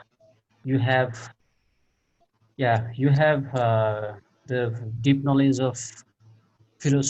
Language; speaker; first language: English; non-native, fluent; Nepali